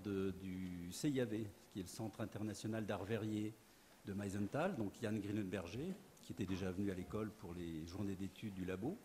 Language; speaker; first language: French; native; French